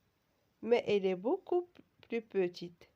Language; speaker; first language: French; non-native, local second language; Arabic